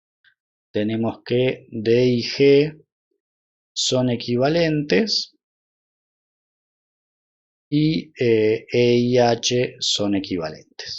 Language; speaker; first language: Spanish; native; Spanish